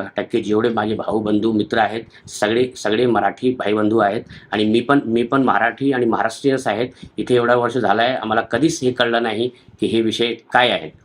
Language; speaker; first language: Marathi; non-native, local second language; Hindi